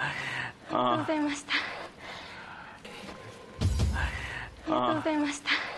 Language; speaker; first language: Japanese; non-native, fluent; English